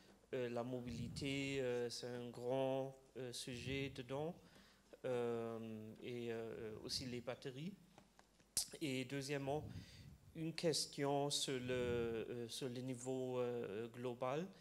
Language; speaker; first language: French; non-native, fluent; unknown